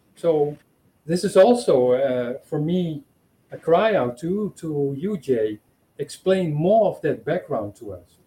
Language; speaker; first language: English; non-native, fluent; Dutch